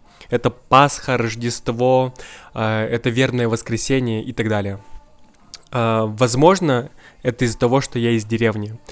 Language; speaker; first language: Russian; non-native, local second language; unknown